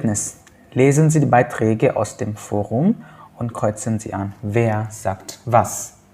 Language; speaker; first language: German; non-native, fluent; Indonesian